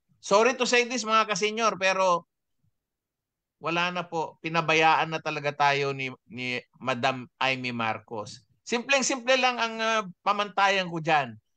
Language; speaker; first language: Filipino; non-native, local second language; Iloko